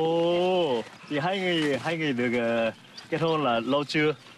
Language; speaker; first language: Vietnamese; non-native, learner; Korean